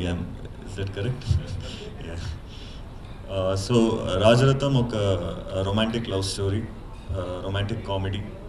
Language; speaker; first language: Telugu; non-native, learner; Kannada